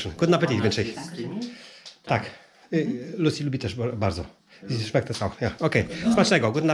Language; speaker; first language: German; non-native, fluent; Polish